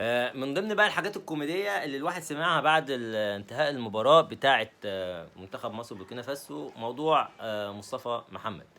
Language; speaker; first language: Arabic; native; Arabic